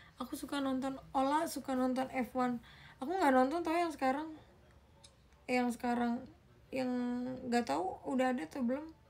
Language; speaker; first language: Indonesian; native; Indonesian